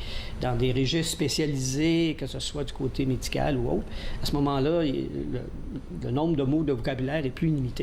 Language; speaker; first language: French; native; French